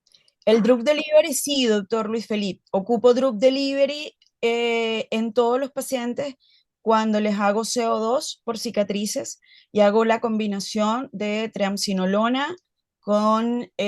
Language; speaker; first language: Spanish; native; Spanish